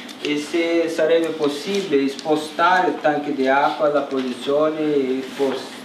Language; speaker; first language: Italian; non-native, learner; Portuguese